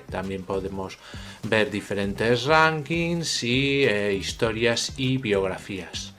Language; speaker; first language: Spanish; native; Spanish